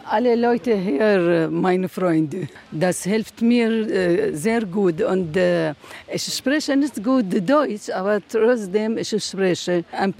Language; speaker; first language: German; non-native, learner; Arabic